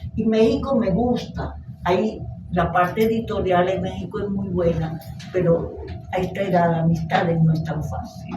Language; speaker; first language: Spanish; early bilingual, other home language; Hebrew